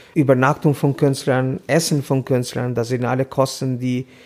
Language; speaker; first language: German; non-native, fluent; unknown